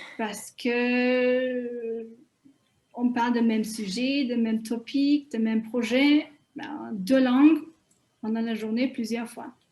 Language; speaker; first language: French; non-native, fluent; Hungarian